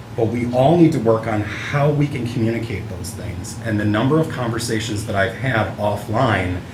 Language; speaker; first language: English; early bilingual, other home language; Italian